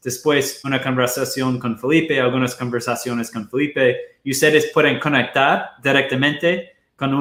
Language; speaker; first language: Spanish; non-native, fluent; Portuguese